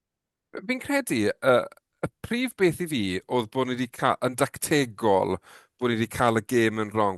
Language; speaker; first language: Welsh; native; Welsh